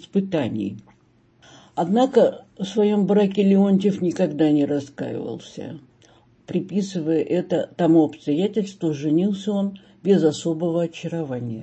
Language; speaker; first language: Russian; native; Russian